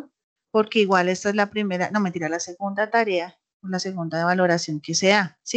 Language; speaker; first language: Spanish; native; Spanish